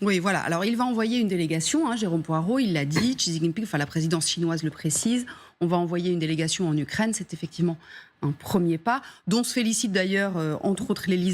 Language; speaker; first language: French; native; French